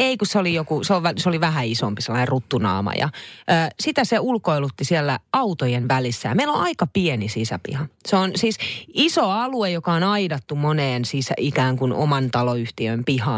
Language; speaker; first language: Finnish; native; Finnish